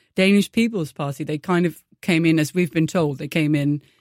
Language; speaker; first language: English; non-native, fluent; Danish